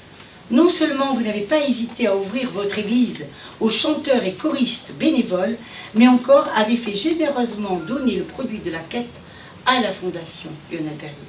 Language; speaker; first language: French; native; French